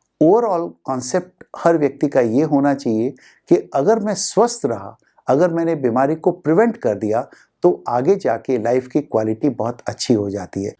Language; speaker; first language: Hindi; native; Hindi